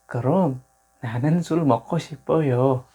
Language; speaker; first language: Korean; non-native, fluent; Indonesian